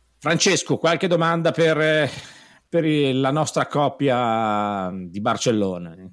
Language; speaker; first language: Italian; native; Italian